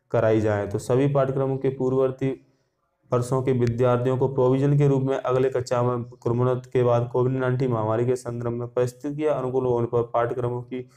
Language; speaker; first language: Hindi; native; Hindi